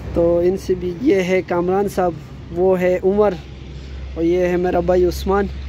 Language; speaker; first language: Urdu; non-native, local second language; Pashto